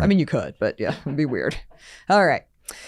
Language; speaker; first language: English; native; English